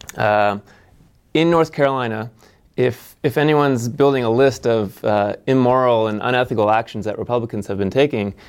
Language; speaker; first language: English; native; English